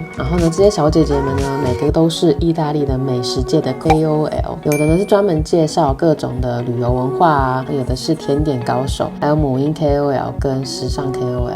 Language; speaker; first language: Chinese; native; Chinese